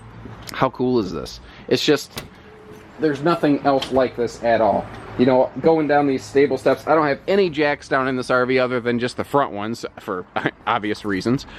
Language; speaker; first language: English; native; English